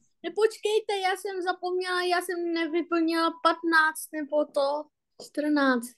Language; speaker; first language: Czech; non-native, learner; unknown